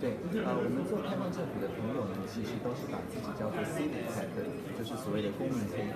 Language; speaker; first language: Chinese; native; Chinese